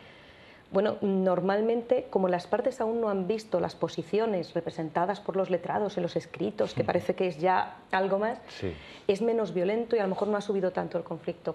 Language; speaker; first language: Spanish; native; Spanish